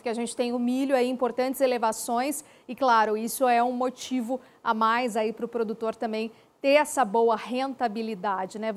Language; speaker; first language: Portuguese; native; Portuguese